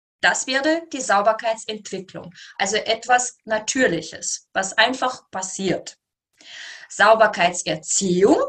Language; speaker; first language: German; native; German